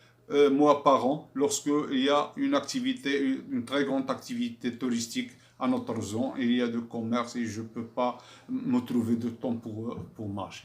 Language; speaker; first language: French; non-native, fluent; Arabic